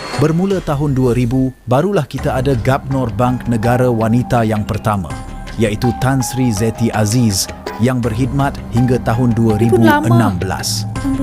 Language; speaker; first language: Malay; native; Malay